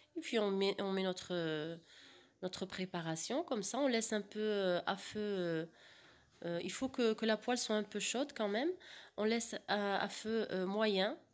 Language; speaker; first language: French; non-native, local second language; Arabic